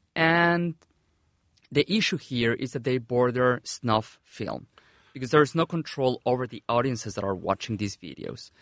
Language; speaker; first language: English; non-native, fluent; Spanish